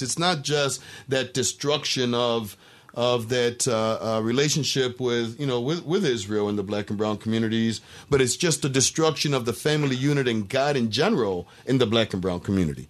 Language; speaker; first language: English; early bilingual, other home language; Spanish